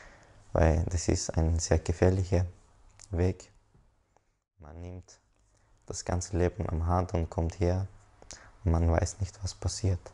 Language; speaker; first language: German; non-native, learner; Persian